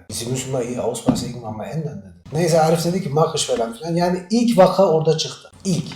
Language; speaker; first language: Turkish; early bilingual, heritage; Turkish